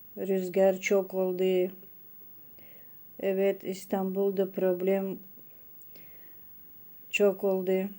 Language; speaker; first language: Turkish; non-native, learner; Russian